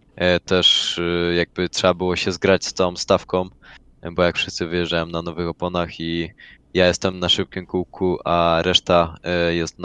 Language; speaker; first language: Polish; native; Polish